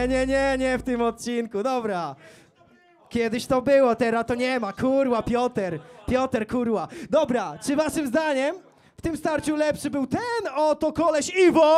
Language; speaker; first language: Polish; native; Polish